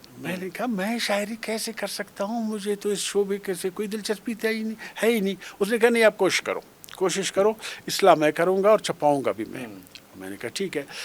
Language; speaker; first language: Urdu; non-native, local second language; Brahui